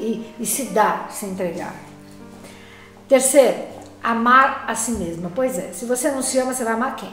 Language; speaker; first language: Portuguese; native; Portuguese